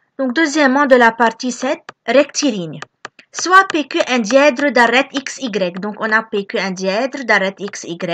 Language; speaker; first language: French; non-native, local second language; Arabic